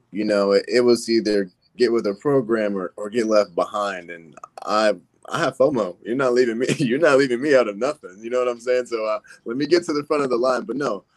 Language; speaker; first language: English; native; English